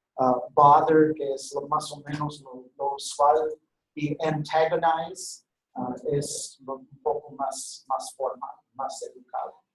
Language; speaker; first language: Spanish; non-native, fluent; English